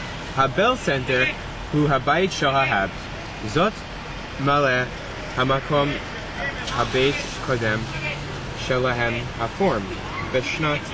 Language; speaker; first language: Hebrew; non-native, learner; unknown